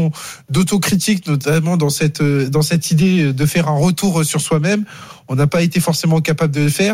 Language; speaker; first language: French; native; French